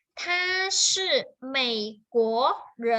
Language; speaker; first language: Chinese; non-native, fluent; Thai